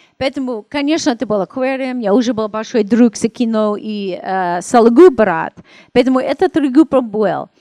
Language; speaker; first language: Russian; non-native, learner; English